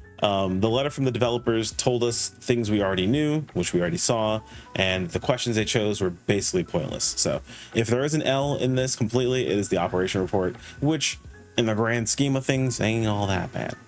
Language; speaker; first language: English; native; English